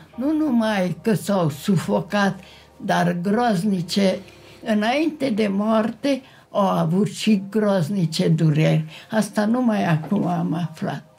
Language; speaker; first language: Romanian; non-native, local second language; Hungarian